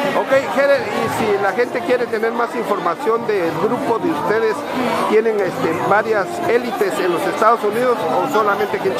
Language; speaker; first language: Spanish; native; Spanish